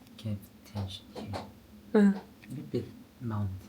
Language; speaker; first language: English; non-native, learner; Korean